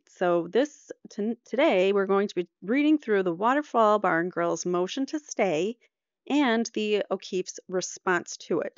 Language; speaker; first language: English; native; English